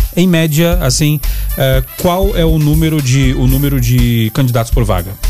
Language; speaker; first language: Portuguese; native; Portuguese